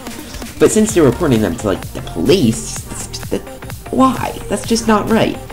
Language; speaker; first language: English; native; English